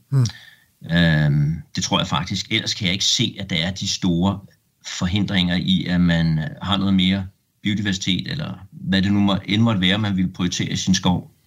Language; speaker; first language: Danish; native; Danish